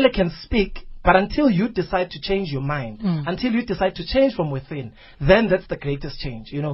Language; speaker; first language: English; non-native, local second language; Zulu